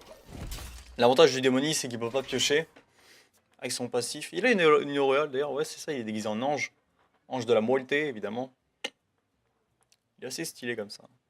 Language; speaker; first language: French; native; French